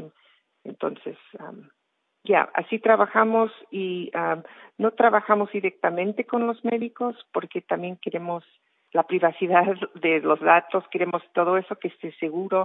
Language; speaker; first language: Spanish; early bilingual, heritage; Spanish